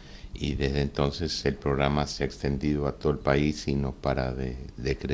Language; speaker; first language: Spanish; native; Spanish